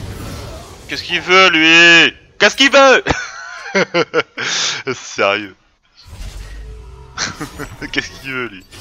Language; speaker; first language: French; native; French